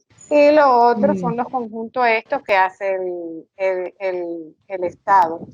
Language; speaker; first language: Spanish; native; Spanish